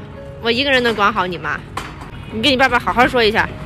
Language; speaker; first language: Chinese; native; Chinese